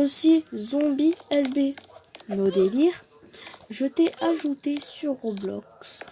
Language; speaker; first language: French; native; French